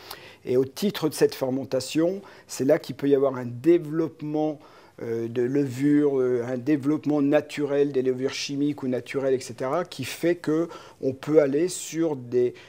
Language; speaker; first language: French; native; French